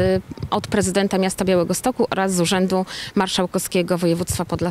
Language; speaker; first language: Polish; native; Polish